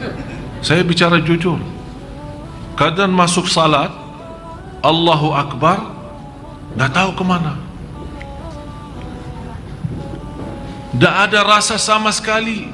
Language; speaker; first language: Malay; non-native, fluent; Arabic